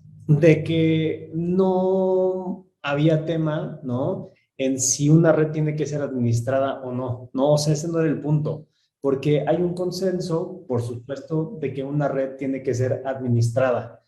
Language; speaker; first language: Spanish; native; Spanish